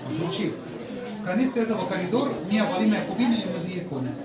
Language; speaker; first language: Russian; non-native, learner; Arabic